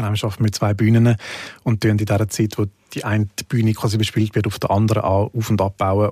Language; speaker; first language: German; native; German